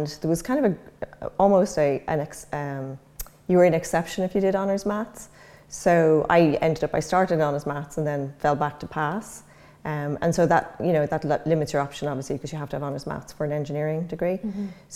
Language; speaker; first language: English; native; English